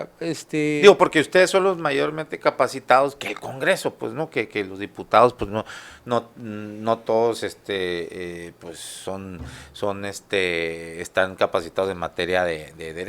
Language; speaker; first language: Spanish; native; Spanish